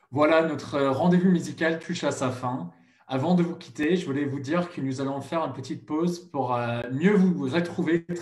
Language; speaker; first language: French; non-native, fluent; English